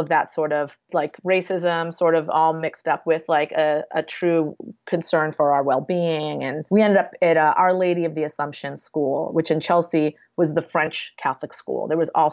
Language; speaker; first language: English; native; English